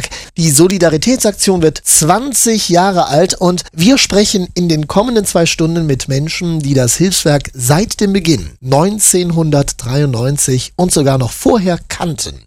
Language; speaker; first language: German; native; German